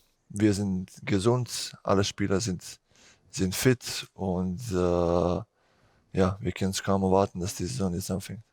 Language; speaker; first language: German; non-native, fluent; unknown